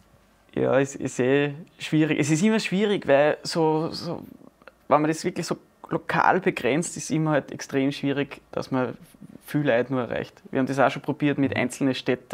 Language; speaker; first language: German; native; German